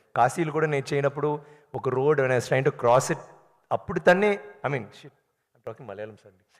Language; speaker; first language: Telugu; non-native, learner; Tamil